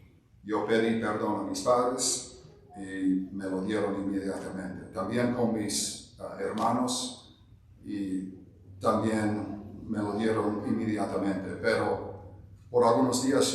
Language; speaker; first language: Spanish; non-native, fluent; English